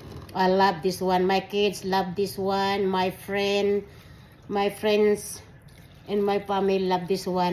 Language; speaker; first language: English; non-native, learner; Filipino